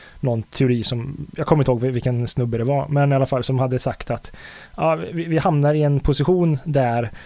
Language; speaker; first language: Swedish; native; Swedish